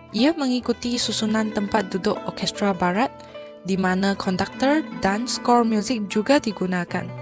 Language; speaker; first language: Malay; non-native, local second language; Chinese